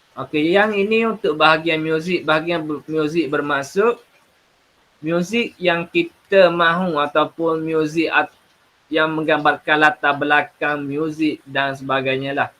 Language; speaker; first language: Malay; native; Malay